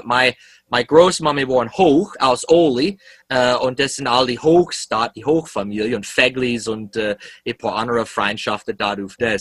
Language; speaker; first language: German; early bilingual, heritage; English